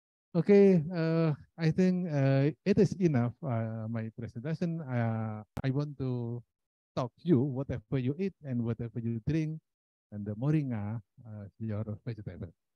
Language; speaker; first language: English; non-native, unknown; Indonesian